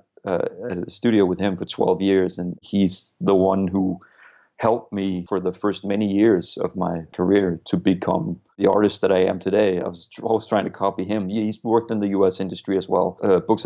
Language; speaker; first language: English; non-native, fluent; Danish